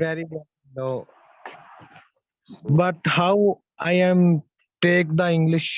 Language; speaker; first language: English; non-native, learner; Urdu